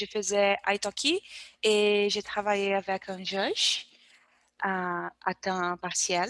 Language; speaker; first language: French; non-native, learner; Portuguese